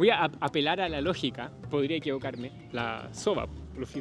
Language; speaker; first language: Spanish; native; Spanish